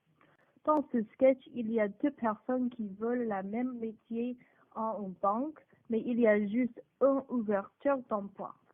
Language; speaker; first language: French; non-native, learner; English